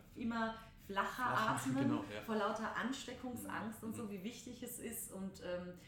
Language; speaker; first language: German; native; German